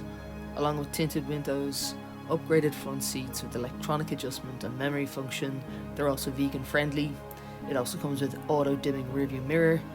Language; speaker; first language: English; native; English